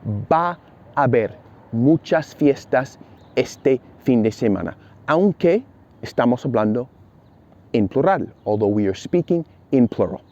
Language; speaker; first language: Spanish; non-native, fluent; English